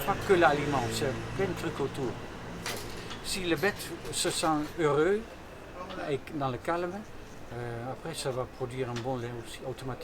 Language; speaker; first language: French; non-native, fluent; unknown